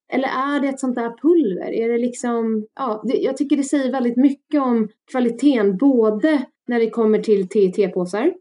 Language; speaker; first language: Swedish; early bilingual, other home language; Russian